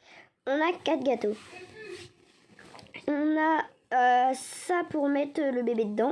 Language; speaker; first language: French; native; French